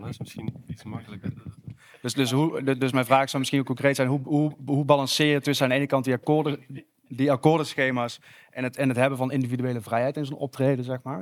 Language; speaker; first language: Dutch; native; Dutch